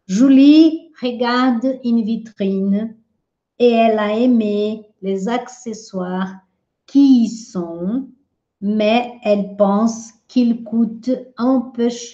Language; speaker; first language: French; non-native, fluent; Portuguese